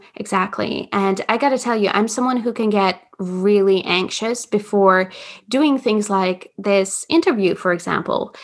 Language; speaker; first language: English; non-native, fluent; Latvian